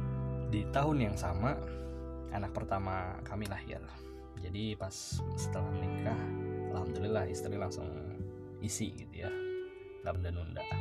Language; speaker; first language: Indonesian; native; Indonesian